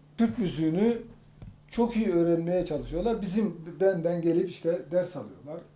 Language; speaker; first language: Turkish; native; Turkish